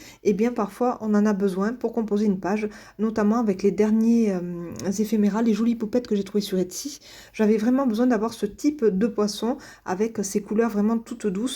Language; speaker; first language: French; native; French